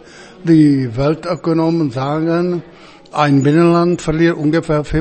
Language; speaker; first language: German; non-native, fluent; Czech